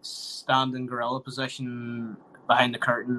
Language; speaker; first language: English; native; English